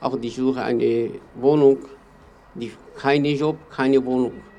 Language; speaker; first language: German; non-native, learner; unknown